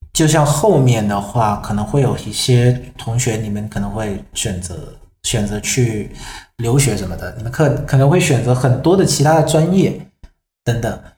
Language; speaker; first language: Chinese; non-native, fluent; Vietnamese